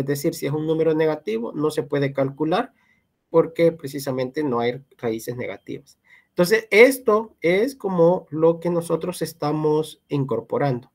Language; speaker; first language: Spanish; native; Spanish